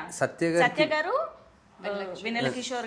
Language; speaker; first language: Telugu; native; Telugu